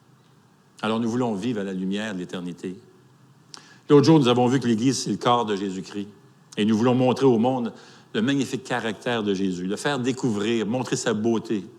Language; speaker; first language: French; native; French